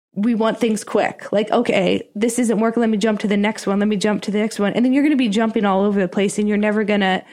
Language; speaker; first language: English; native; English